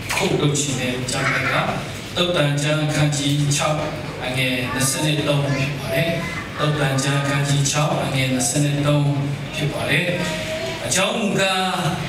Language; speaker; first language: Burmese; non-native, local second language; Lahu